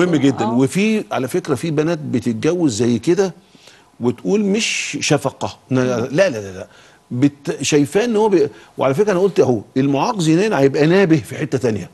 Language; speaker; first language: Arabic; native; Arabic